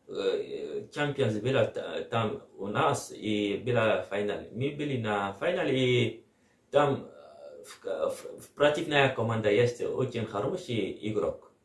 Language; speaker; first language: Russian; non-native, learner; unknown